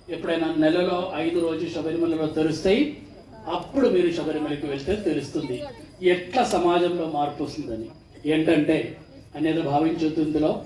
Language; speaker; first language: Telugu; non-native, fluent; Malayalam